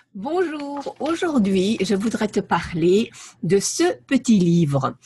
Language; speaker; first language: French; non-native, fluent; German